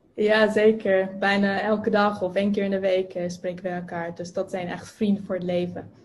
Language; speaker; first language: Dutch; non-native, fluent; English